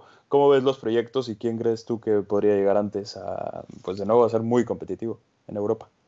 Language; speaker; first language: Spanish; native; Spanish